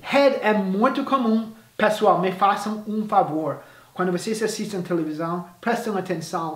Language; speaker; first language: Portuguese; non-native, fluent; English